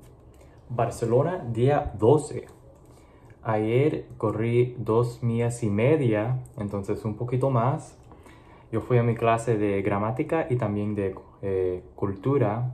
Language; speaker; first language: Spanish; non-native, learner; English